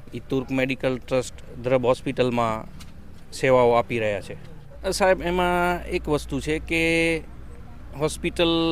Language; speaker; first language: Gujarati; non-native, local second language; Kachhi